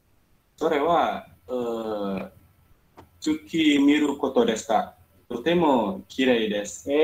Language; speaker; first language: Japanese; non-native, learner; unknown